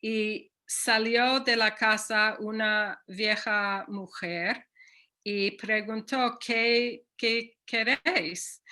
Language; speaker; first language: Spanish; non-native, fluent; English